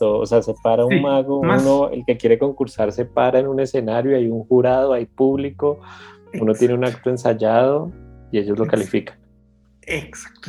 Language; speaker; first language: Spanish; native; Spanish